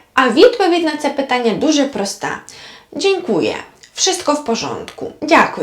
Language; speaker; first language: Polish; non-native, fluent; Ukrainian